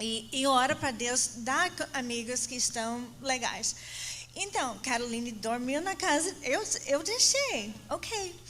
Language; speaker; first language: Portuguese; non-native, fluent; English